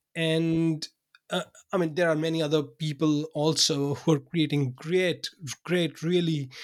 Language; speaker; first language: English; non-native, local second language; Urdu